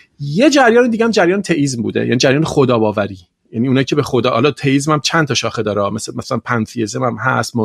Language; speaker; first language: Persian; non-native, local second language; Kurdish